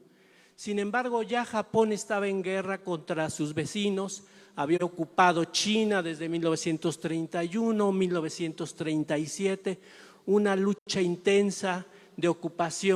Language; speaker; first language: Spanish; native; Spanish